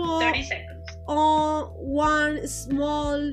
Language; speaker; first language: English; non-native, learner; Spanish